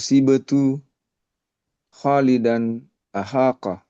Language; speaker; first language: Arabic; non-native, learner; Indonesian